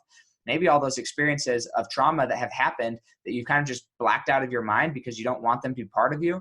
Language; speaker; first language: English; native; English